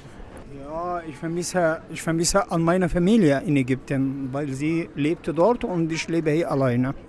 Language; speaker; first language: German; non-native, learner; Arabic